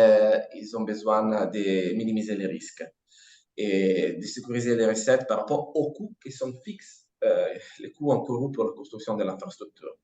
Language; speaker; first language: French; non-native, fluent; Italian